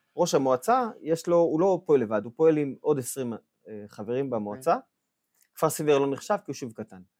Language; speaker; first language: Hebrew; native; Hebrew